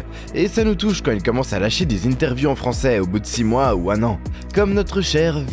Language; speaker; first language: French; native; French